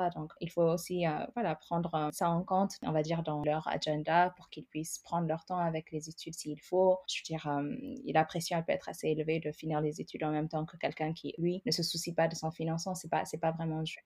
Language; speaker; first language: French; non-native, fluent; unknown